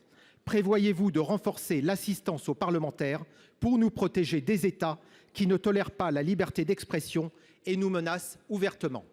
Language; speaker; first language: French; native; French